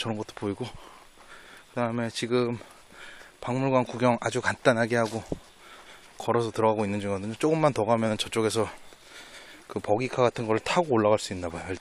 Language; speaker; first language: Korean; native; Korean